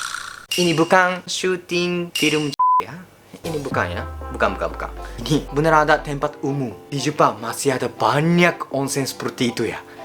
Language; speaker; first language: Indonesian; non-native, learner; Japanese